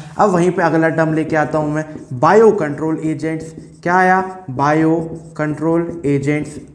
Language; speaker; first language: Hindi; native; Hindi